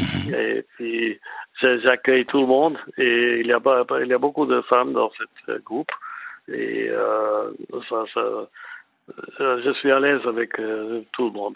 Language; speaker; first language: French; non-native, fluent; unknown